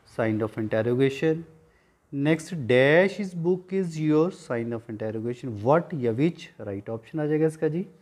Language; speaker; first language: Hindi; non-native, local second language; Punjabi